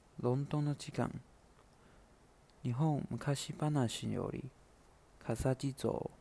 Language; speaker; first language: Japanese; non-native, learner; Chinese